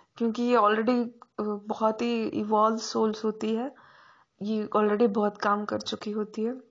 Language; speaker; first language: Hindi; non-native, local second language; Marathi